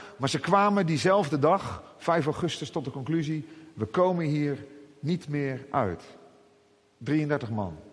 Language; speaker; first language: Dutch; native; Dutch